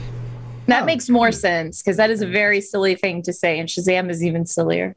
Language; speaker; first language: English; native; English